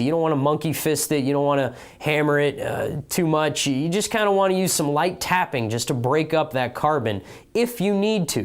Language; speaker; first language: English; native; English